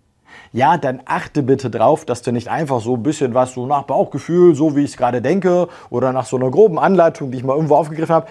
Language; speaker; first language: German; native; German